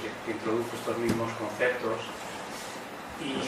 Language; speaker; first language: Spanish; native; Spanish